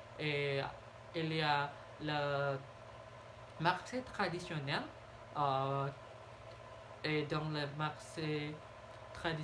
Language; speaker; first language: French; non-native, learner; Indonesian